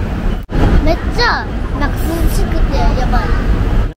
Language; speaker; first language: Japanese; early bilingual, other home language; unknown